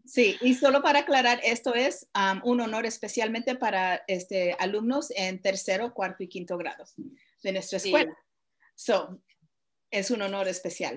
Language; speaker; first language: Spanish; early bilingual, other home language; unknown